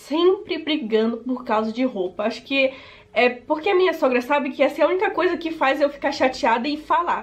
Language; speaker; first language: Portuguese; native; Portuguese